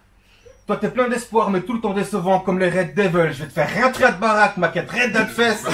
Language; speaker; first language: French; early bilingual, other home language; Turkish